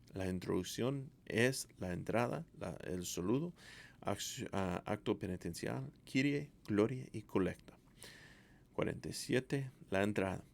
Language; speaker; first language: Spanish; non-native, fluent; English